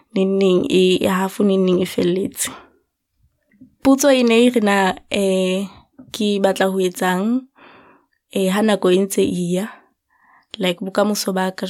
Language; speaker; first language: English; non-native, local second language; Southern Sotho